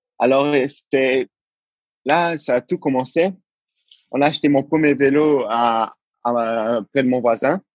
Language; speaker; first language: French; non-native, local second language; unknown